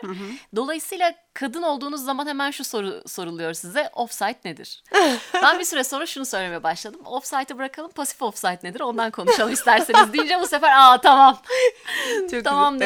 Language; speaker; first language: Turkish; native; Turkish